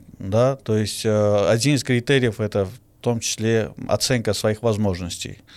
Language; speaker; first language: Russian; non-native, fluent; Armenian